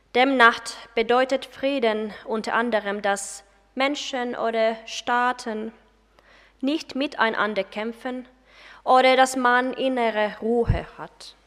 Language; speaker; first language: German; non-native, fluent; Finnish